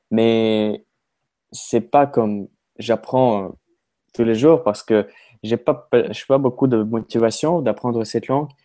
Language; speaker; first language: French; non-native, fluent; Russian